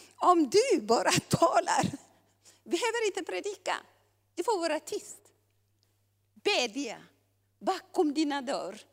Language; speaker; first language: Swedish; non-native, fluent; Tigrinya